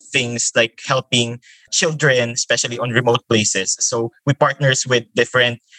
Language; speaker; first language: English; non-native, local second language; Filipino